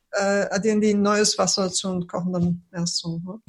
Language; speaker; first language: German; early bilingual, other home language; Polish